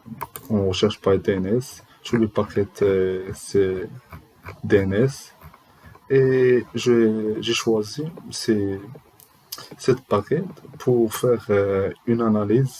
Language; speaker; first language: French; non-native, learner; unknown